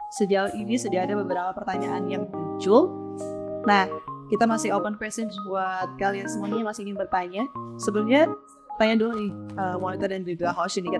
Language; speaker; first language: Indonesian; native; Indonesian